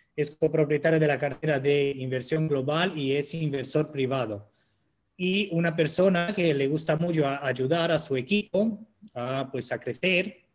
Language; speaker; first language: Spanish; non-native, fluent; Romanian